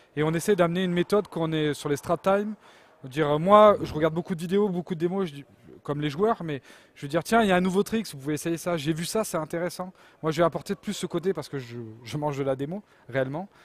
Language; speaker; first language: French; native; French